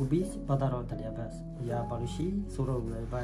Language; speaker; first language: Russian; non-native, learner; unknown